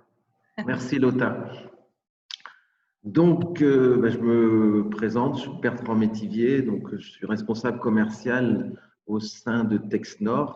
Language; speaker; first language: French; native; French